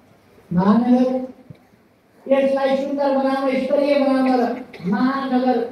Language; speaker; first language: Nepali; native; Nepali